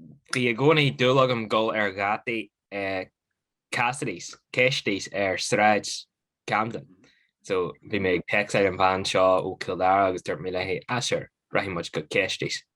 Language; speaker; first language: Irish; non-native, local second language; English